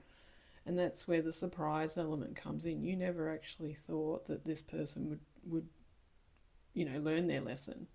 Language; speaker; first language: English; native; English